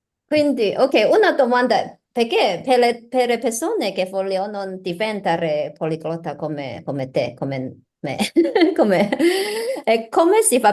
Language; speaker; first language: Italian; non-native, learner; Chinese